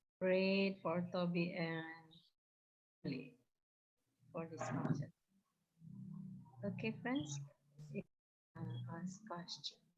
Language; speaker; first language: English; non-native, fluent; Indonesian